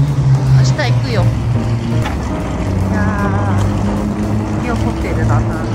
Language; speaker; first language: Japanese; native; Japanese